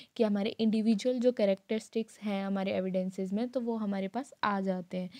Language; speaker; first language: Hindi; native; Hindi